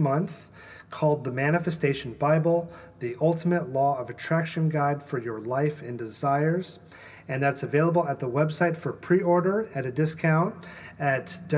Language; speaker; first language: English; native; English